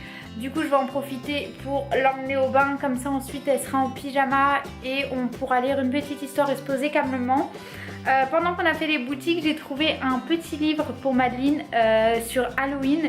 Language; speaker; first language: French; native; French